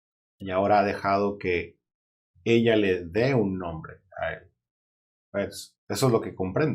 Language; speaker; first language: Spanish; native; Spanish